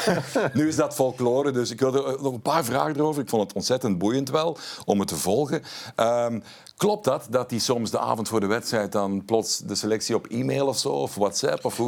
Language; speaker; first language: Dutch; native; Dutch